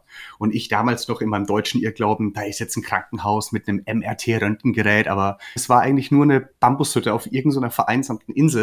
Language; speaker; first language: German; native; German